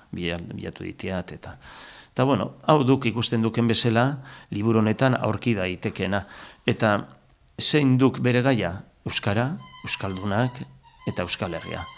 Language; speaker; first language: Basque; native; Basque